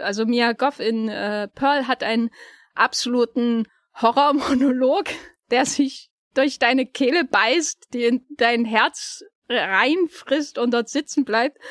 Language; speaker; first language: German; native; German